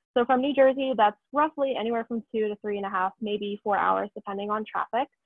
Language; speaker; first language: English; native; English